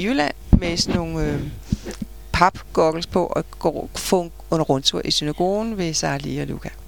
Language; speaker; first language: Danish; native; Danish